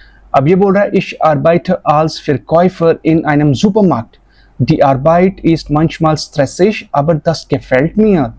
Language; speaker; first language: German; non-native, fluent; Hindi